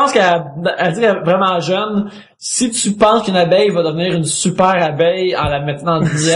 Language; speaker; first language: French; native; French